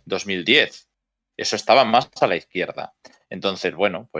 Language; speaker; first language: Spanish; native; Spanish